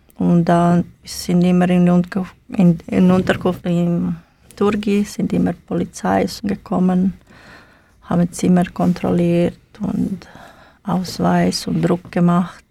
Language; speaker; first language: German; non-native, learner; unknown